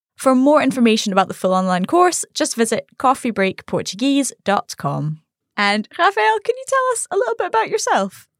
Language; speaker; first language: English; native; English